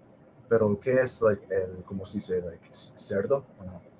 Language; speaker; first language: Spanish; non-native, learner; English